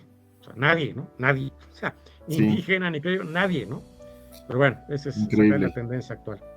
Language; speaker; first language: Spanish; native; Spanish